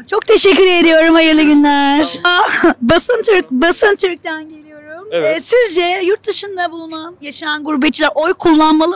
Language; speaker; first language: Turkish; native; Turkish